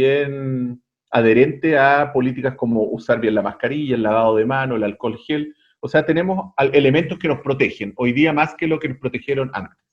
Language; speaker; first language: Spanish; native; Spanish